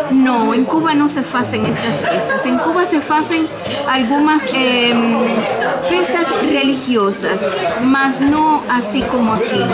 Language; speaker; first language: Portuguese; non-native, learner; Spanish